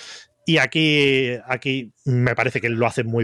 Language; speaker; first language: Spanish; native; Spanish